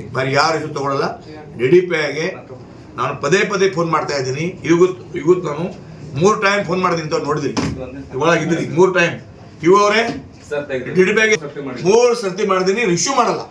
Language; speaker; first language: Kannada; non-native, local second language; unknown